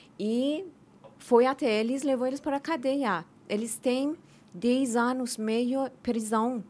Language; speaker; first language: Portuguese; non-native, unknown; Persian